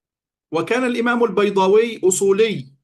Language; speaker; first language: Arabic; native; Arabic